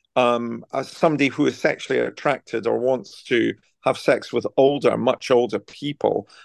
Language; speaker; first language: English; native; English